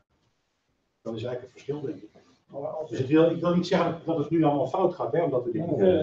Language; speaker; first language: Dutch; native; Dutch